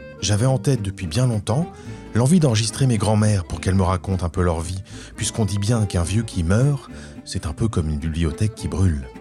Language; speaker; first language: French; native; French